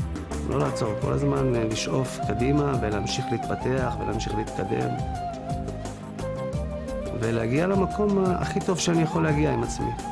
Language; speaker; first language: Hebrew; native; Hebrew